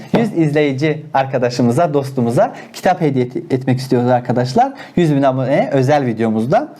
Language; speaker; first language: Turkish; non-native, local second language; Azerbaijani